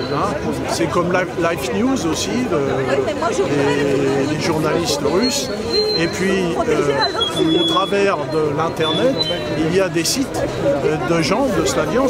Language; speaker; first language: French; native; French